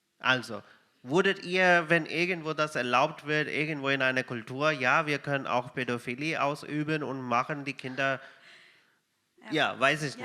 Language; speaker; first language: German; non-native, fluent; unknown